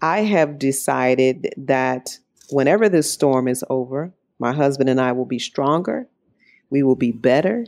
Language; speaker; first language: English; native; English